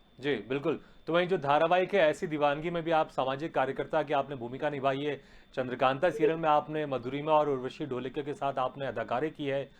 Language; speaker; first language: Hindi; native; Hindi